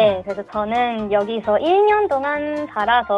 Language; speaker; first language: Korean; non-native, learner; Swedish